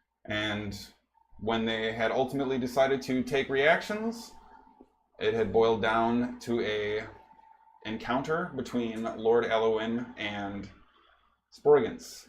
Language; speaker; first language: English; native; English